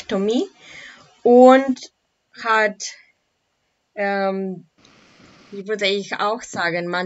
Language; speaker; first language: German; non-native, learner; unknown